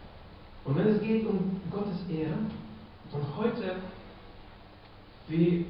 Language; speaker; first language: German; non-native, fluent; Russian